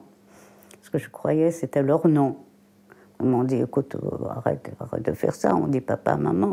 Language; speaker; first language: French; early bilingual, other home language; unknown